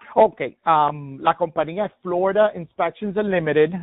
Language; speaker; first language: Spanish; early bilingual, heritage; Spanish